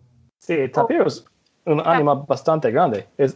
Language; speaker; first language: Spanish; non-native, fluent; English